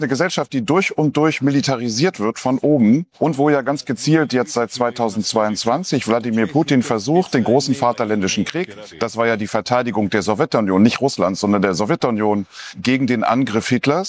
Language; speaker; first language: German; native; German